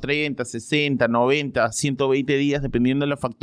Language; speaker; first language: Spanish; native; Spanish